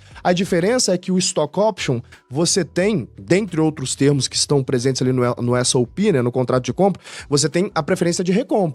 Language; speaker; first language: Portuguese; native; Portuguese